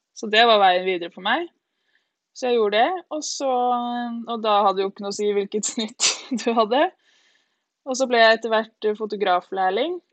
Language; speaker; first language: Norwegian; native; Norwegian